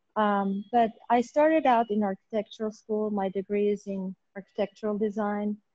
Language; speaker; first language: English; native; English